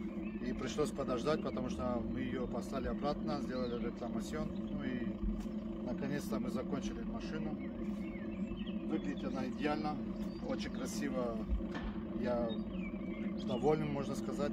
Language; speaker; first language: Russian; early bilingual, heritage; Russian